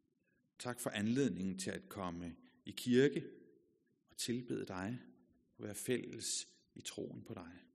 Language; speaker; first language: Danish; native; Danish